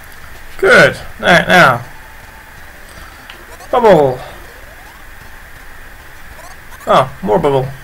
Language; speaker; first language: English; native; English